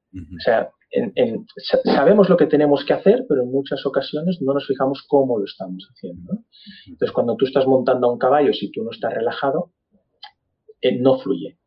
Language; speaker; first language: Spanish; native; Spanish